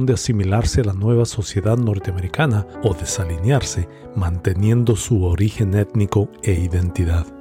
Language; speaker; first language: Spanish; native; Spanish